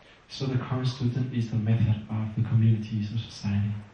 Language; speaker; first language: English; non-native, fluent; Vietnamese